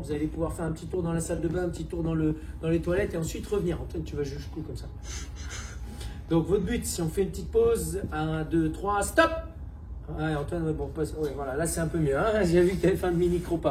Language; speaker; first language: French; native; French